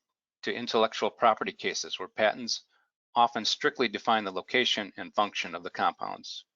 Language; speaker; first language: English; native; English